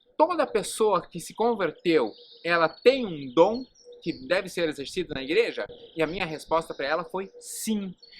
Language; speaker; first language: Portuguese; native; Portuguese